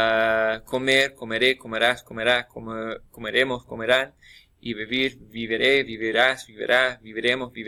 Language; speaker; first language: Spanish; non-native, fluent; English